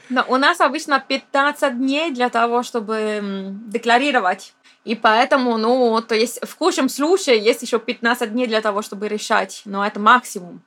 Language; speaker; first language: Russian; non-native, fluent; Italian